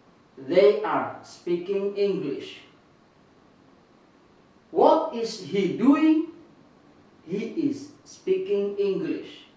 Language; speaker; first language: English; non-native, fluent; Indonesian